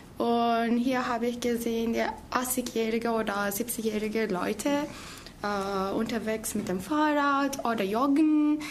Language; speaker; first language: German; non-native, learner; Turkish